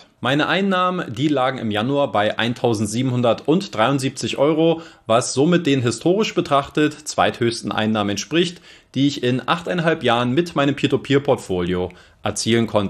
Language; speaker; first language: German; native; German